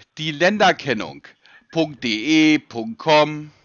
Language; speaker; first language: German; native; German